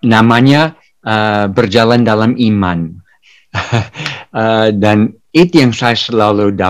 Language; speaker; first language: Indonesian; non-native, fluent; English